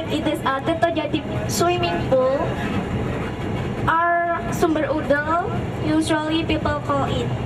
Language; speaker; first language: English; non-native, learner; Indonesian